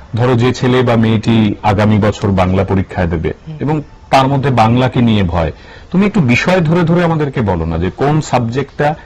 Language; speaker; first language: Bangla; native; Bangla